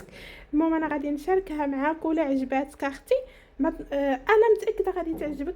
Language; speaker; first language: Arabic; native; Arabic